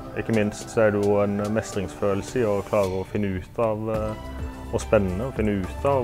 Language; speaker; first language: Norwegian; native; Norwegian